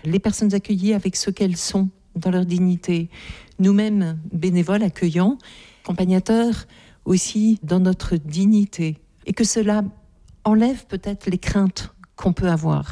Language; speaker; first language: French; native; French